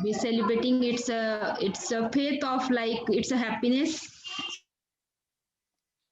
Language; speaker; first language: English; non-native, learner; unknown